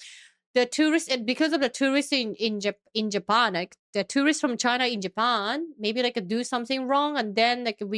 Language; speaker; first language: English; non-native, fluent; Japanese